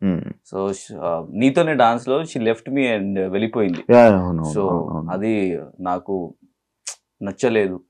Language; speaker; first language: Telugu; non-native, learner; Hindi